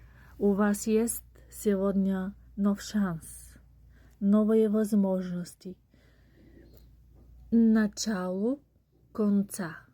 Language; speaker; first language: Russian; non-native, learner; Bulgarian